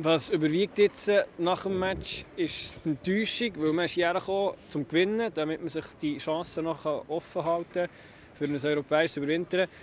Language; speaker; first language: German; native; German